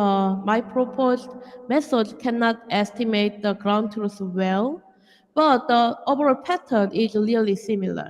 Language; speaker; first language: English; non-native, learner; Korean